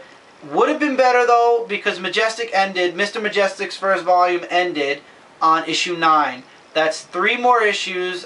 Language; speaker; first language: English; native; English